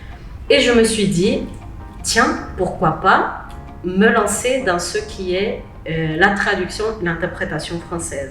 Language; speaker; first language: French; non-native, fluent; Spanish